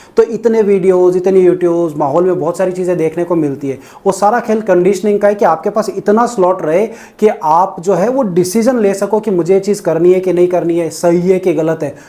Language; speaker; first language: Hindi; native; Hindi